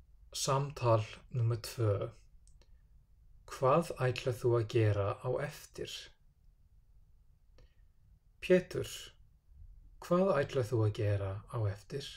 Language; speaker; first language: Icelandic; non-native, fluent; English